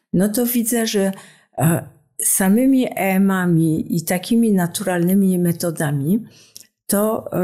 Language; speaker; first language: Polish; non-native, fluent; French